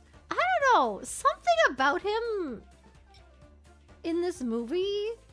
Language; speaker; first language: English; native; English